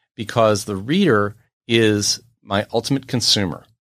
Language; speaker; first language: English; native; English